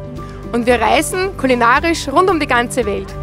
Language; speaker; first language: German; native; German